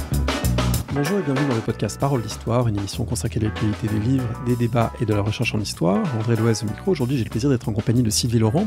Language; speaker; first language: French; native; French